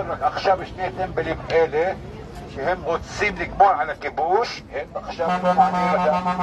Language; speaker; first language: Hebrew; non-native, local second language; Arabic